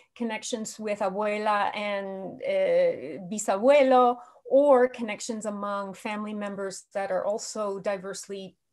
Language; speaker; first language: English; native; English